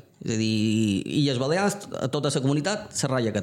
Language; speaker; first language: Catalan; native; Catalan